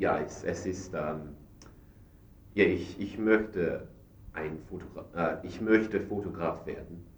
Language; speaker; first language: German; non-native, learner; English